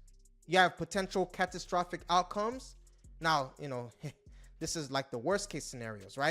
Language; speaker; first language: English; native; English